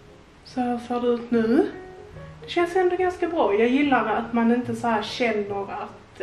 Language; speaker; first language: Swedish; native; Swedish